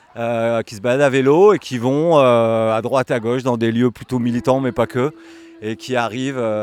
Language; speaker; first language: French; native; French